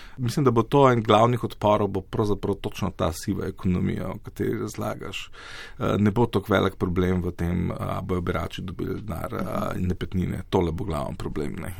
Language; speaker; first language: Slovenian; native; Slovenian